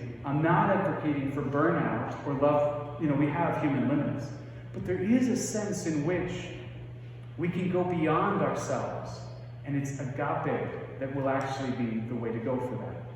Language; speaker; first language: English; native; English